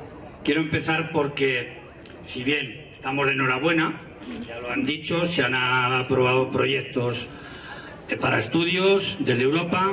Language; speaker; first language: Spanish; native; Spanish